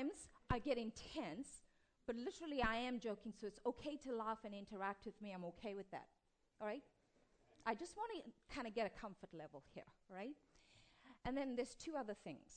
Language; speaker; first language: English; native; English